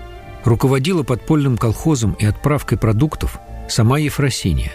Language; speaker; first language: Russian; native; Russian